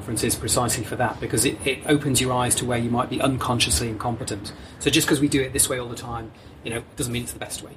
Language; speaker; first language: English; native; English